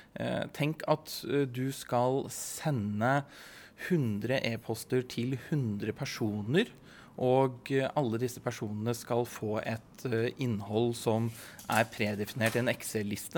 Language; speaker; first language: Norwegian; native; Norwegian